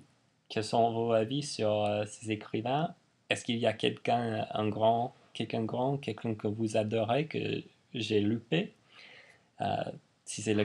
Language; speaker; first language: French; non-native, fluent; English